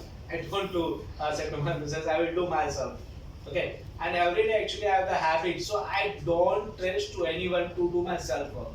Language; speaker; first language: English; non-native, local second language; Marathi